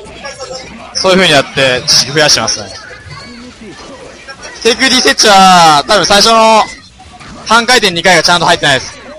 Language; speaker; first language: Japanese; native; Japanese